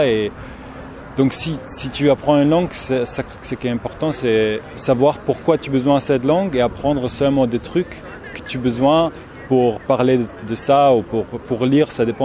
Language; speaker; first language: French; non-native, fluent; German